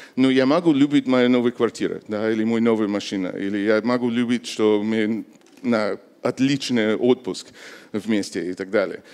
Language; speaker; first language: Russian; non-native, fluent; English